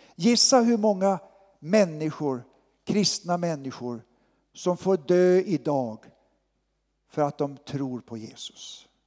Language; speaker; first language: Swedish; native; Swedish